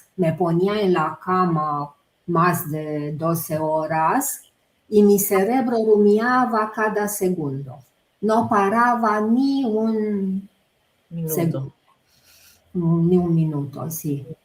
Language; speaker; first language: Spanish; non-native, fluent; Romanian